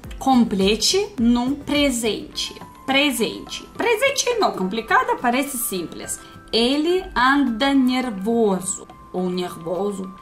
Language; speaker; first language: Portuguese; non-native, learner; Russian